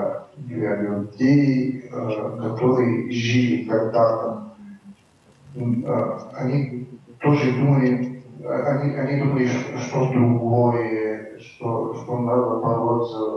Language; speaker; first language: Russian; non-native, learner; Bulgarian